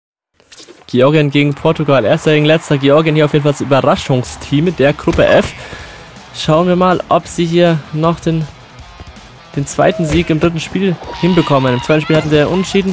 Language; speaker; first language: German; native; German